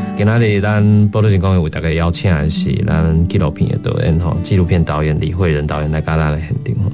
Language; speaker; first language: Chinese; native; Chinese